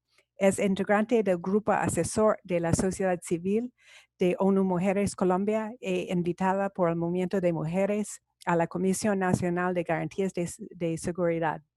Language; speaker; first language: Spanish; non-native, fluent; English